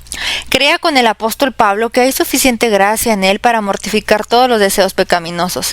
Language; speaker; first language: Spanish; native; Spanish